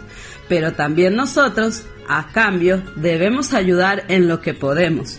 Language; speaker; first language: Spanish; native; Spanish